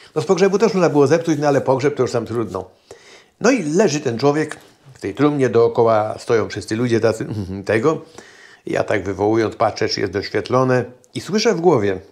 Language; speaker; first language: Polish; native; Polish